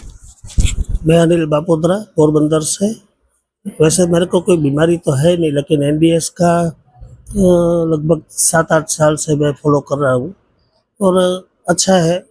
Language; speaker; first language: Hindi; non-native, local second language; Gujarati